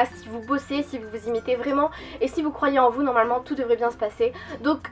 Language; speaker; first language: French; native; French